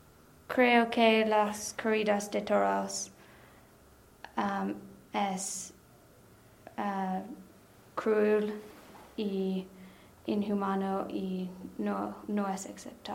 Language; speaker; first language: Spanish; non-native, learner; English